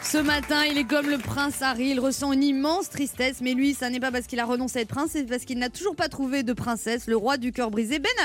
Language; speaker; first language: French; native; French